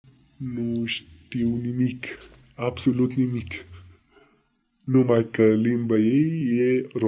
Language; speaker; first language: Romanian; non-native, learner; Arabic